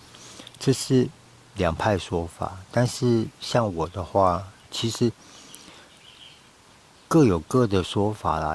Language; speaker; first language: Chinese; native; Chinese